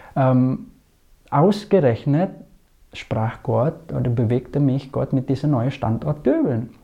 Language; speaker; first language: German; non-native, fluent; Indonesian